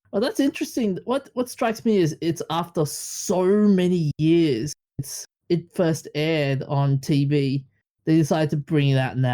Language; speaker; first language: English; native; English